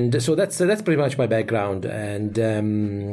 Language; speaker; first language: English; non-native, fluent; Italian